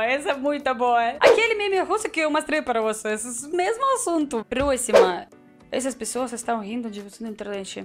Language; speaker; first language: Portuguese; non-native, learner; Russian